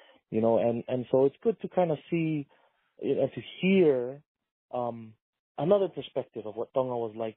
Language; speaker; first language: English; native; English